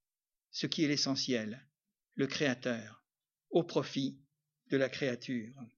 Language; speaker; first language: French; native; French